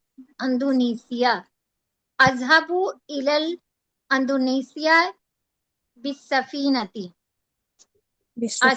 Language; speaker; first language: Arabic; non-native, learner; Urdu